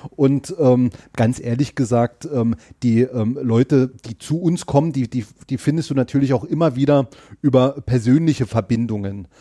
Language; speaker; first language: German; native; German